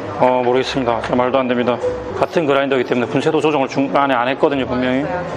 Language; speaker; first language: Korean; native; Korean